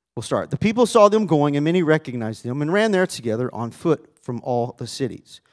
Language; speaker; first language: English; native; English